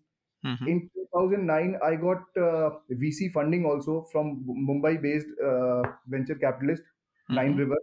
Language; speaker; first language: English; non-native, local second language; Hindi